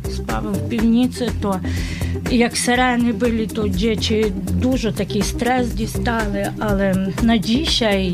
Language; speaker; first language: Polish; non-native, learner; Ukrainian